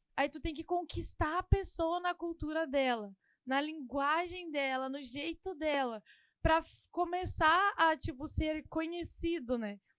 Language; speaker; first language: Portuguese; native; Portuguese